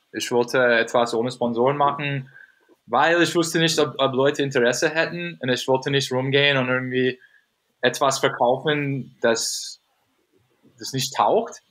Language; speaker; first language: German; non-native, fluent; English